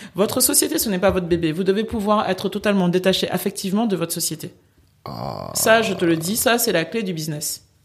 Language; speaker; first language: French; native; French